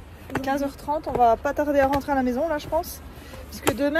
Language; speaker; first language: French; native; French